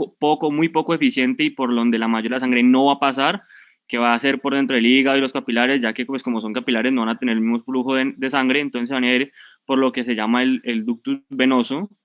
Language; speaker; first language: Spanish; native; Spanish